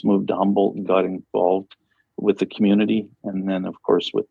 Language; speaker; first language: English; native; English